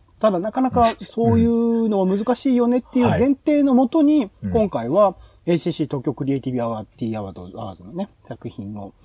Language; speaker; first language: Japanese; native; Japanese